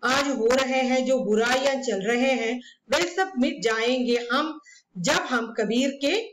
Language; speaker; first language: Hindi; non-native, local second language; Malayalam